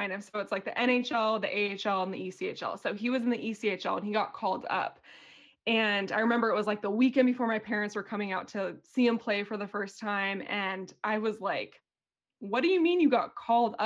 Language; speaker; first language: English; native; English